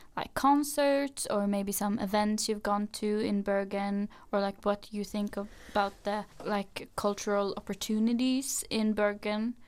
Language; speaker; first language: English; non-native, fluent; Norwegian